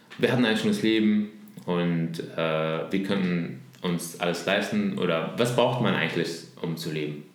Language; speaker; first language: German; non-native, learner; Arabic